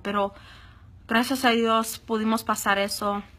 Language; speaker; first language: Spanish; early bilingual, heritage; Spanish